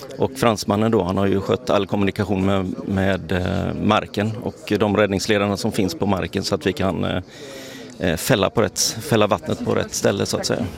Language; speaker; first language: Swedish; native; Swedish